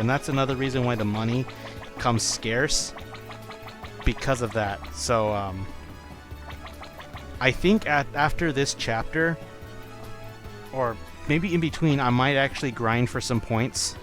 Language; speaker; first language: English; native; English